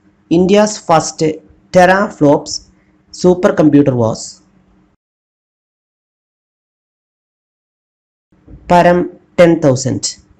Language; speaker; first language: English; non-native, local second language; Malayalam